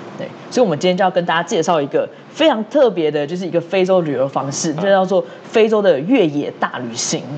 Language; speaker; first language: Chinese; early bilingual, heritage; Chinese